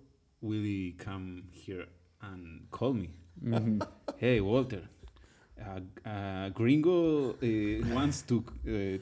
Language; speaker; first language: English; non-native, learner; Spanish